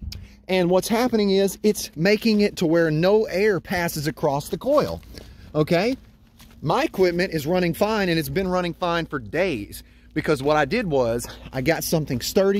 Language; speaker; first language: English; native; English